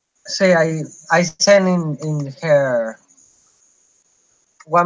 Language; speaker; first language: English; non-native, learner; Spanish